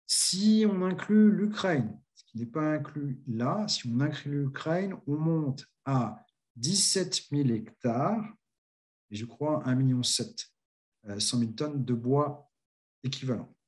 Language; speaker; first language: French; native; French